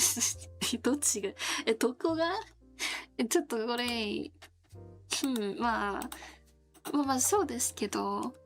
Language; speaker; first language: Japanese; non-native, learner; Korean